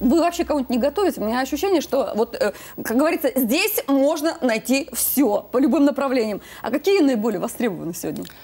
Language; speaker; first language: Russian; native; Russian